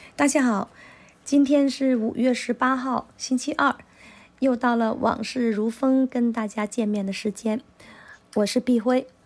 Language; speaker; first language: Chinese; non-native, local second language; Cantonese